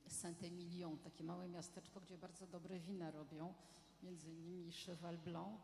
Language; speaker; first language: Polish; non-native, fluent; French